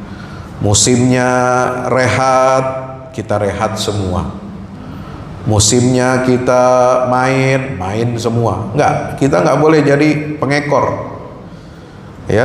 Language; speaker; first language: Indonesian; native; Indonesian